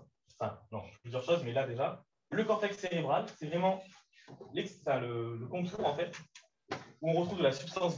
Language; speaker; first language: French; native; French